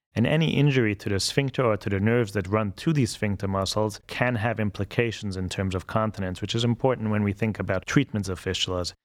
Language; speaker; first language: English; non-native, fluent; German